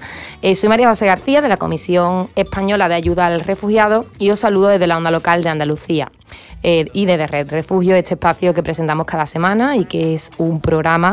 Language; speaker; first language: Spanish; native; Spanish